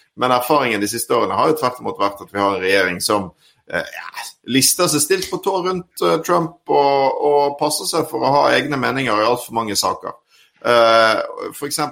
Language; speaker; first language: Norwegian; native; Norwegian